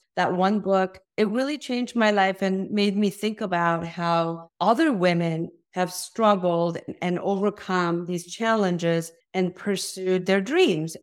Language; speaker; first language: English; early bilingual, other home language; Korean